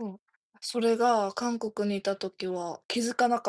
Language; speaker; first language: Japanese; non-native, fluent; Korean